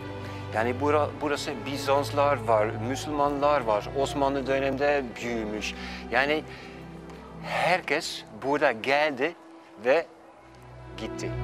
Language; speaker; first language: Turkish; non-native, fluent; Dutch